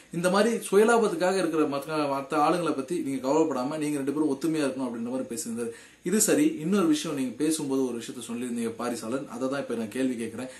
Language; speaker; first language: Tamil; native; Tamil